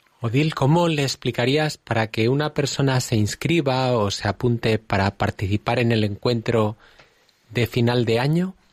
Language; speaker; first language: Spanish; native; Spanish